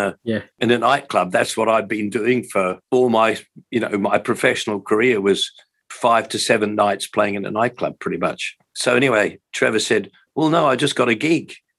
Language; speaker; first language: English; native; English